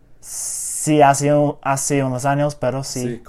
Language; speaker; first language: Spanish; non-native, learner; English